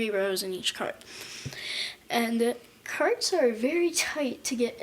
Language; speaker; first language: English; native; English